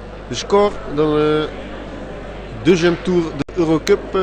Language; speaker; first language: French; non-native, learner; Dutch